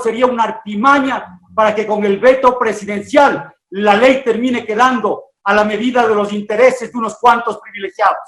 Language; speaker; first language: Spanish; native; Spanish